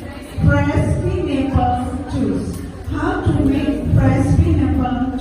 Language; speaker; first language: English; non-native, learner; Indonesian